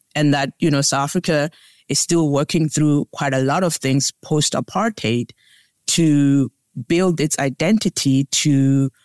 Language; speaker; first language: English; non-native, local second language; Tsonga